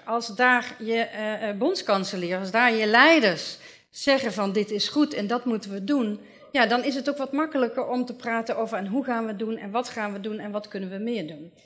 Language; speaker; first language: Dutch; native; Dutch